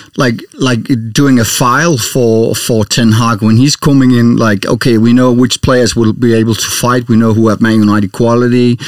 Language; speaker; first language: English; non-native, fluent; Danish